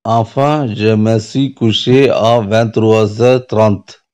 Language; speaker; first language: French; non-native, learner; Tamil